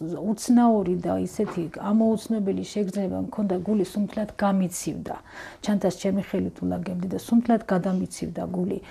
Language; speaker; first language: Georgian; native; Georgian